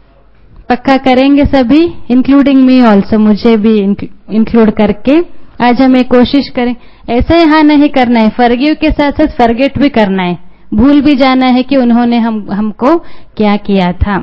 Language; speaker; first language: Hindi; native; Hindi